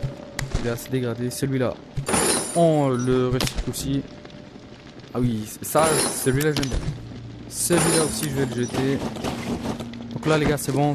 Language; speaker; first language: French; native; French